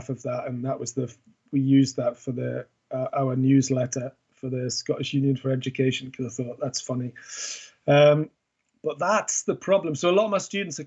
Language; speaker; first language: English; native; English